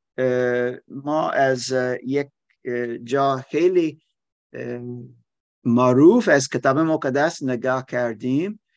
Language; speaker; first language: Persian; non-native, learner; German